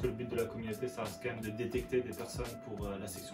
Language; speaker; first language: French; native; French